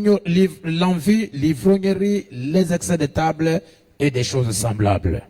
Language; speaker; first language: French; non-native, local second language; Lingala